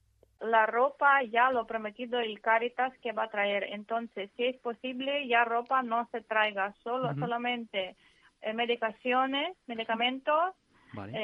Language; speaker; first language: Spanish; non-native, learner; Ukrainian